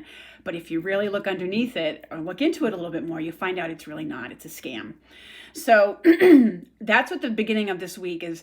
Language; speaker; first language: English; native; English